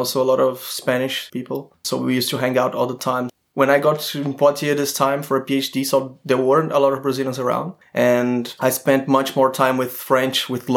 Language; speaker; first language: English; non-native, fluent; Portuguese